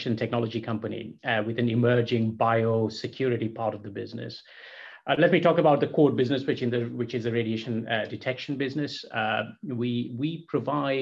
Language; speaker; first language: English; non-native, local second language; Bangla